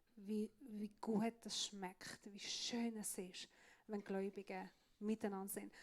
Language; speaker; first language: German; non-native, fluent; Persian